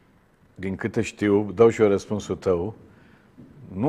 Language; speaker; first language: Romanian; native; Romanian